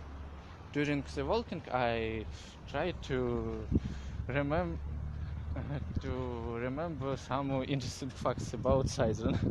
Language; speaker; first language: English; non-native, learner; Russian